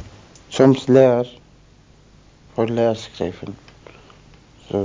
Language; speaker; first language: Dutch; non-native, learner; Turkish